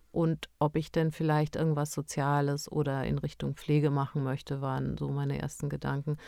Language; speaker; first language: German; early bilingual, other home language; Romanian